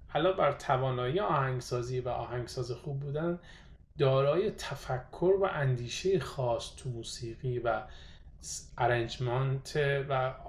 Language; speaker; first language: Persian; native; Persian